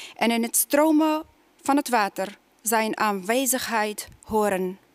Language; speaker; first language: Dutch; non-native, fluent; Arabic